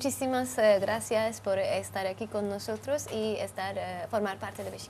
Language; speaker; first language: Spanish; non-native, fluent; Turkish